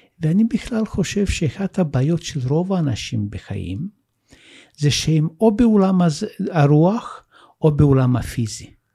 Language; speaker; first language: Hebrew; non-native, fluent; Russian